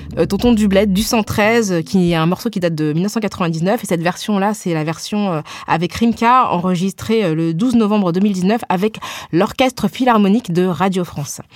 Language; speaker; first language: French; native; French